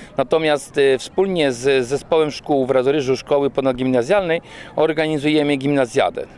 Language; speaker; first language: Polish; native; Polish